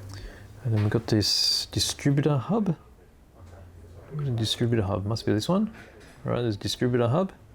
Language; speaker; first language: English; native; English